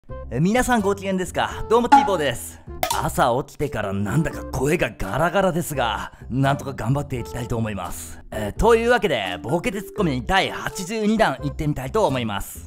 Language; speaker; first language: Japanese; native; Japanese